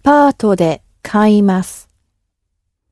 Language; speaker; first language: Japanese; non-native, learner; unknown